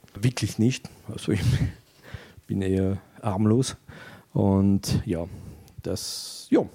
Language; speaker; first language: German; non-native, fluent; French